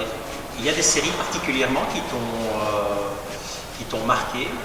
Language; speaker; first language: French; native; French